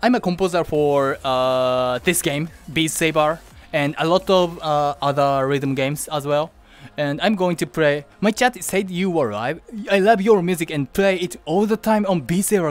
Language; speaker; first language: English; non-native, learner; Japanese